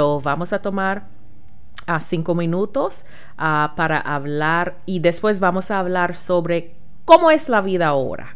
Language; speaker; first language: Spanish; non-native, learner; English